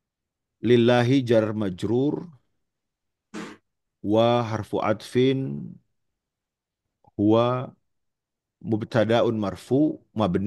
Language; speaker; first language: Arabic; non-native, learner; Indonesian